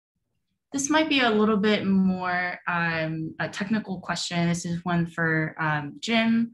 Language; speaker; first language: English; native; English